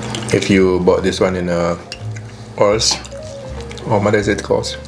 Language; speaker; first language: English; non-native, fluent; Indonesian